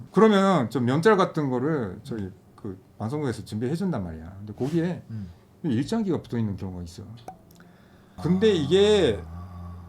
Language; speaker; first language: Korean; non-native, fluent; Japanese